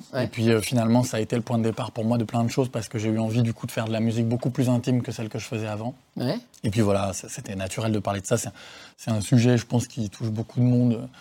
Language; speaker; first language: French; native; French